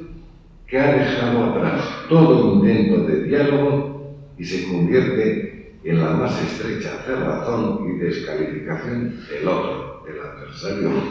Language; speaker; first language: Spanish; native; Spanish